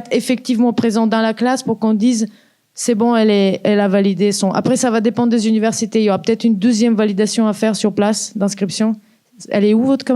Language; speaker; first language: French; native; French